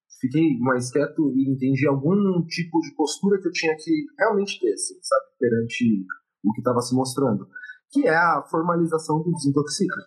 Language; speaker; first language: Portuguese; native; Portuguese